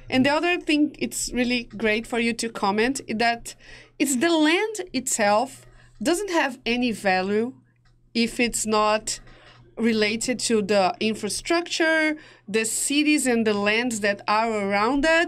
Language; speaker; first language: English; non-native, fluent; Portuguese